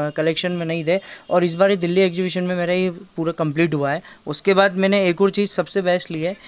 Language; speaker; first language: Hindi; native; Hindi